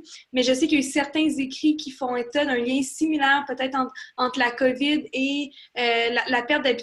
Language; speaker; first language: French; native; French